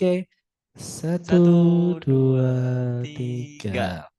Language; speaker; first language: Indonesian; native; Indonesian